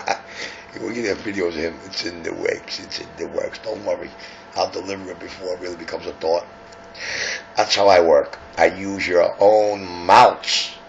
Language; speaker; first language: English; native; English